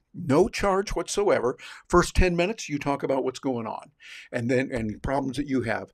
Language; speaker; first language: English; native; English